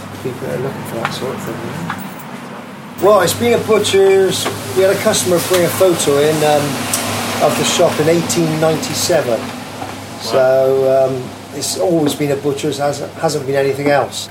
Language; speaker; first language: English; native; English